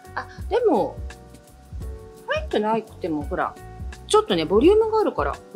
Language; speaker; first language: Japanese; native; Japanese